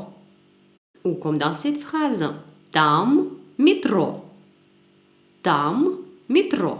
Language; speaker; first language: French; non-native, fluent; Russian